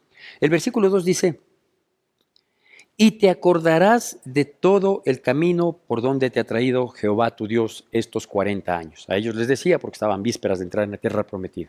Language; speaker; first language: Spanish; native; Spanish